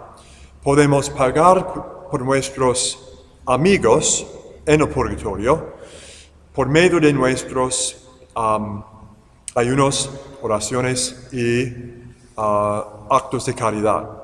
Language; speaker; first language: Spanish; non-native, fluent; English